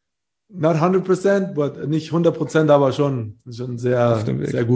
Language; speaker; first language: German; native; German